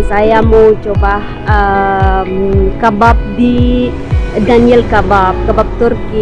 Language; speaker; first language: Indonesian; non-native, learner; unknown